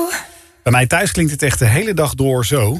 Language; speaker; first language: Dutch; native; Dutch